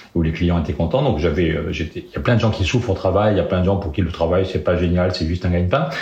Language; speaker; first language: French; native; French